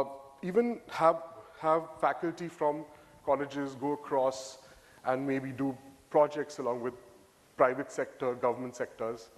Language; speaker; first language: English; non-native, local second language; Bangla